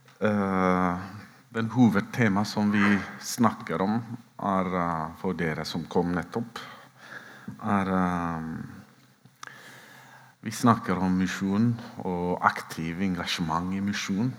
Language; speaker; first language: Norwegian; non-native, fluent; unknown